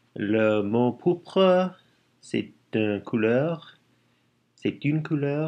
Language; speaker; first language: French; non-native, learner; English